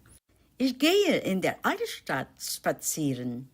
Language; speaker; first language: German; non-native, fluent; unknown